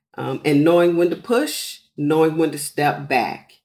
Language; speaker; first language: English; native; English